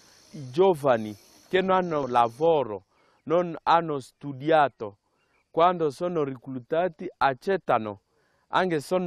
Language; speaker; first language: Italian; non-native, fluent; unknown